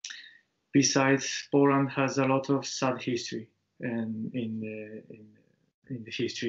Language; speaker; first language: English; non-native, learner; Japanese